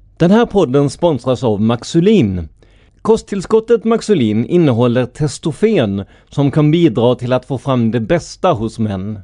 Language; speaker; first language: Swedish; native; Swedish